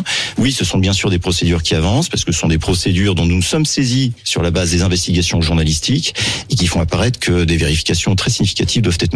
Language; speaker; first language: French; native; French